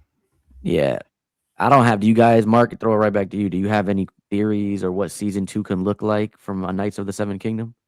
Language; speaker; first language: English; native; English